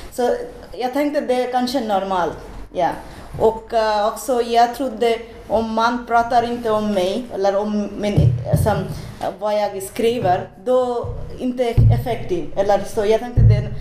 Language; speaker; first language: Swedish; non-native, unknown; Bangla